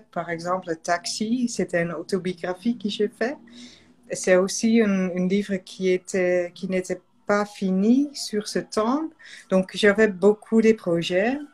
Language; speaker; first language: French; non-native, learner; Dutch